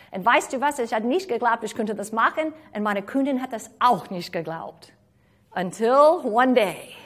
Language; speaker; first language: German; non-native, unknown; English